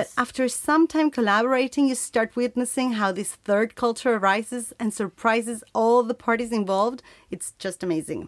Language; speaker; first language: English; non-native, fluent; Spanish